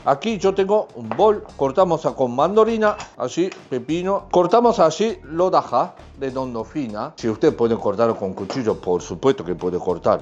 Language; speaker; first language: Spanish; non-native, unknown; Japanese